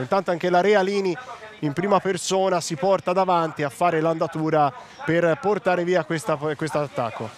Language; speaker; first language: Italian; native; Italian